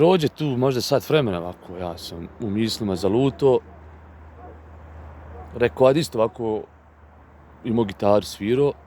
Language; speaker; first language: Bosnian; native; Bosnian